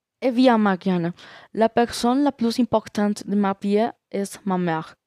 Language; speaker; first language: French; non-native, learner; Spanish